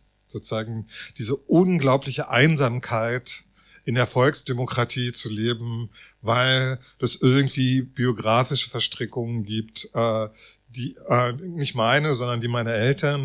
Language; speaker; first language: German; native; German